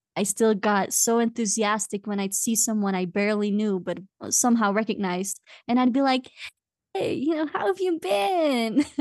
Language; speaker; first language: English; non-native, fluent; Dutch